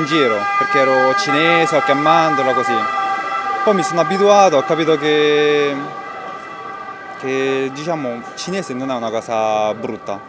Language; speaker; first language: Italian; early bilingual, other home language; Korean